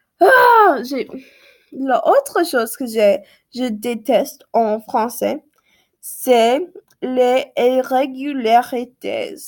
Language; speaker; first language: French; non-native, learner; English